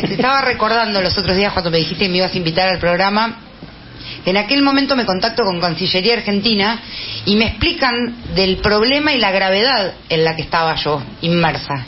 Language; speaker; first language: Spanish; early bilingual, other home language; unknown